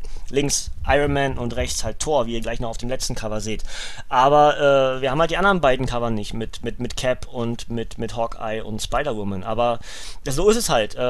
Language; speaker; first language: German; native; German